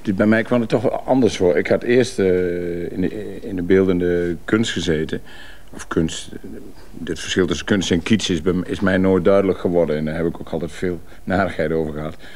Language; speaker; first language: Dutch; native; Dutch